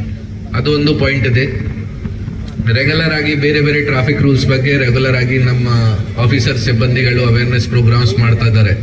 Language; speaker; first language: Kannada; non-native, local second language; Hindi